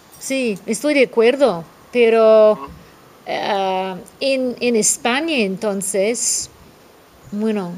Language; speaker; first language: Spanish; non-native, fluent; English